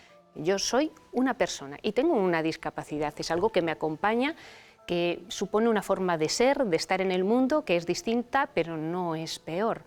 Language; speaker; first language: Spanish; native; Spanish